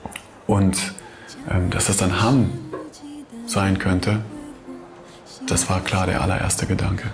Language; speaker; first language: German; native; German